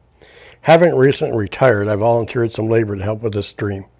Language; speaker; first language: English; native; English